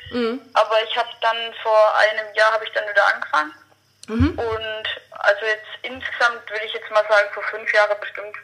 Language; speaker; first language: German; native; German